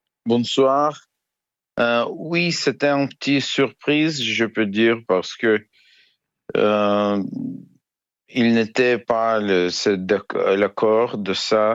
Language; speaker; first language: French; non-native, learner; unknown